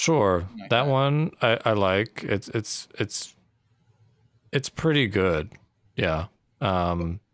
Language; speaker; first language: English; native; English